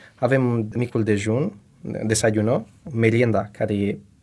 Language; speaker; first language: Romanian; non-native, fluent; Spanish